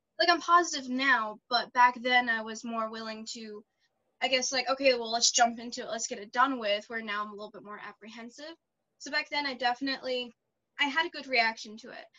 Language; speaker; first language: English; native; English